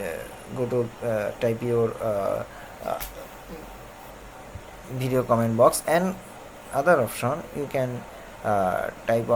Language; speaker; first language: English; non-native, learner; Bangla